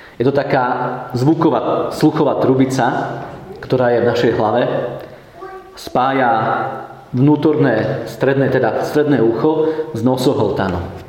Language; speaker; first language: Slovak; native; Slovak